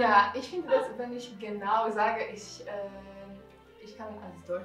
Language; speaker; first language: German; non-native, learner; Polish